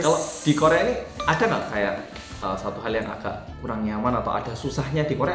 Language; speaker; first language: Indonesian; native; Indonesian